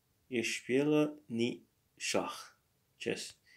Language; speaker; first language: German; non-native, learner; Morisyen